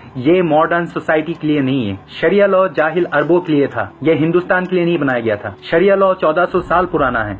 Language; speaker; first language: Hindi; non-native, fluent; Bangla